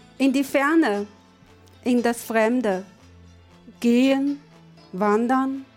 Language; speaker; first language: German; non-native, fluent; Chinese